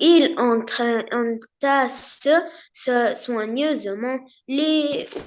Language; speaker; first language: French; non-native, learner; Arabic